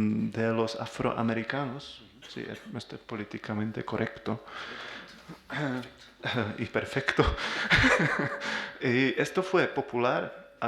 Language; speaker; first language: Spanish; non-native, learner; Czech